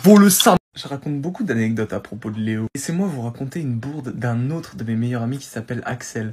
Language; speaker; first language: French; native; French